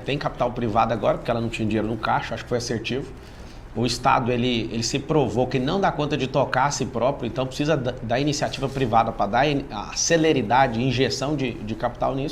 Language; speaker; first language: Portuguese; native; Portuguese